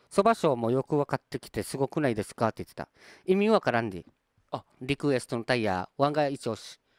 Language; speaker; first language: Japanese; native; Japanese